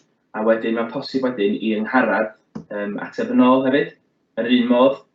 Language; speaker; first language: Welsh; native; Welsh